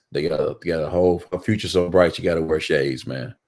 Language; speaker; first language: English; native; English